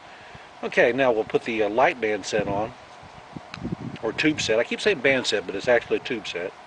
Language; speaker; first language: English; native; English